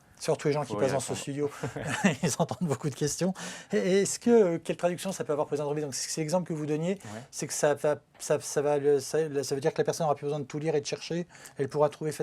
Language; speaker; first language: French; native; French